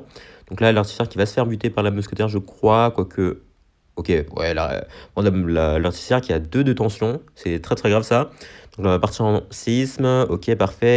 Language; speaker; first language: French; native; French